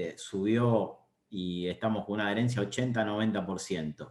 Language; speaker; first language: Spanish; native; Spanish